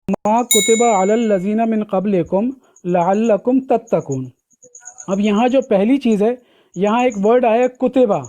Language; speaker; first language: Urdu; native; Urdu